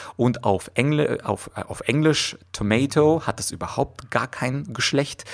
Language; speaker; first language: German; early bilingual, other home language; Russian